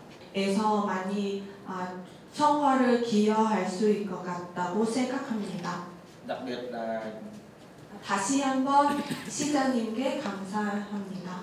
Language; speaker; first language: Korean; non-native, fluent; Vietnamese